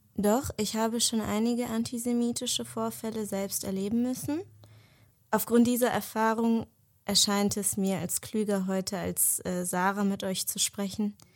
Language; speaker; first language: German; early bilingual, other home language; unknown